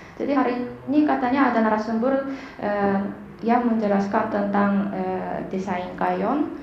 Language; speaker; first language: Indonesian; non-native, fluent; Japanese